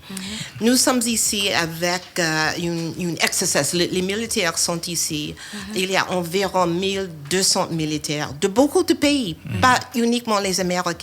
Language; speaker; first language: French; non-native, fluent; English